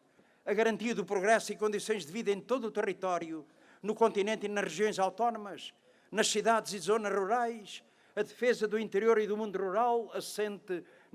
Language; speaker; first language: Portuguese; native; Portuguese